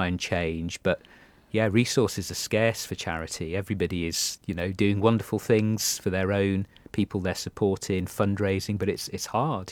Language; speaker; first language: English; native; English